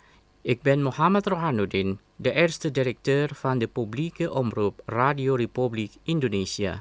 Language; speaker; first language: Dutch; non-native, learner; Indonesian